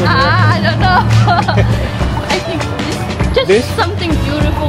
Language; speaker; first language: English; non-native, learner; Khmer